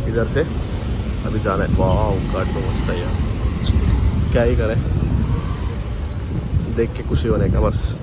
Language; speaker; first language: Hindi; non-native, local second language; Telugu